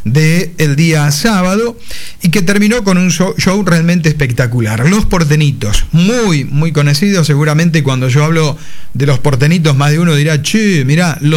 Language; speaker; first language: Spanish; native; Spanish